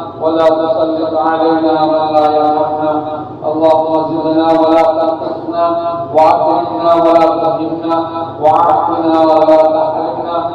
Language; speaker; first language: Arabic; non-native, fluent; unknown